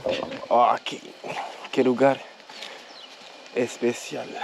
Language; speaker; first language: Spanish; non-native, learner; French